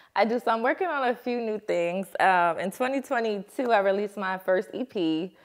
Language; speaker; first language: English; native; English